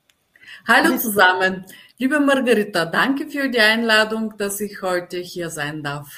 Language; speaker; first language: German; non-native, fluent; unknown